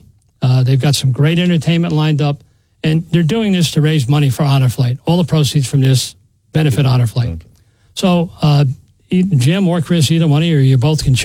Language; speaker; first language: English; native; English